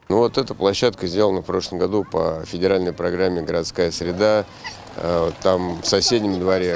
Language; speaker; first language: Russian; native; Russian